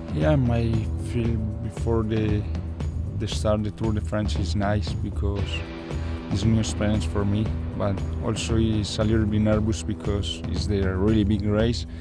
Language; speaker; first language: English; non-native, learner; Spanish